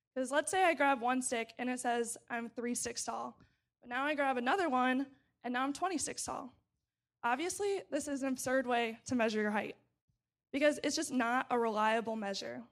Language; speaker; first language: English; native; English